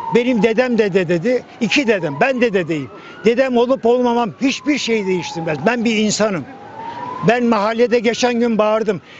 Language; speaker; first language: Turkish; native; Turkish